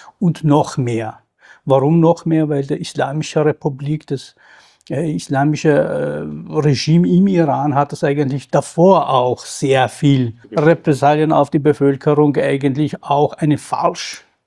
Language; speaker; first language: German; non-native, fluent; Kurdish